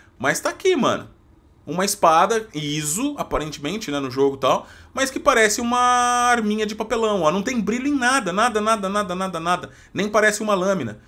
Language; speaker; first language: Portuguese; native; Portuguese